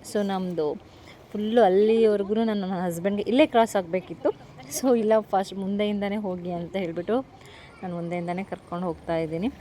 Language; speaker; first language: Kannada; non-native, local second language; Lambadi